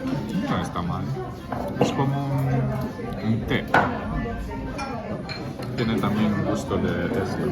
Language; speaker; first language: Spanish; non-native, fluent; German